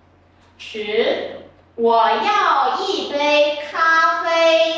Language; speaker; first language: Chinese; non-native, fluent; Vietnamese